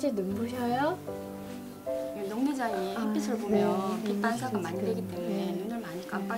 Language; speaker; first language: Korean; native; Korean